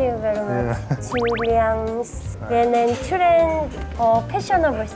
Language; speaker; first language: English; non-native, learner; Korean